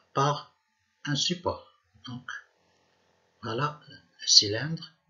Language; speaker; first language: French; non-native, local second language; Arabic